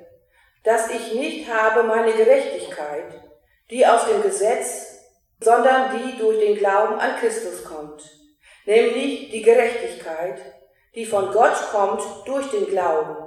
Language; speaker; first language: German; native; German